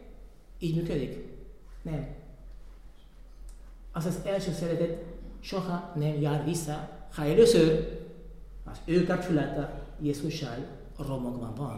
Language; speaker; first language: Hungarian; non-native, fluent; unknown